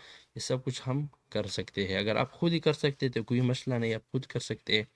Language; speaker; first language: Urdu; non-native, local second language; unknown